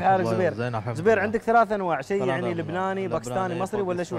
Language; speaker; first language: Arabic; native; Arabic